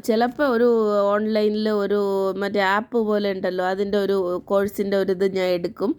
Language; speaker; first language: Malayalam; native; Malayalam